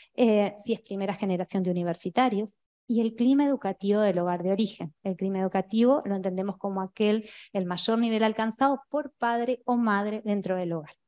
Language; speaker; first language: Spanish; native; Spanish